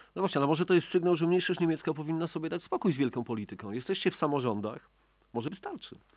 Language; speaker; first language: Polish; native; Polish